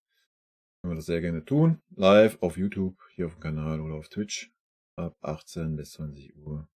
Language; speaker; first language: German; native; German